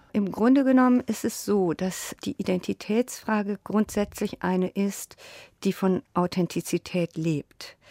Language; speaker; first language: German; native; German